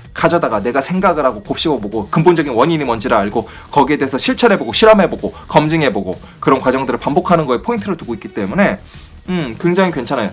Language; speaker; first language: Korean; native; Korean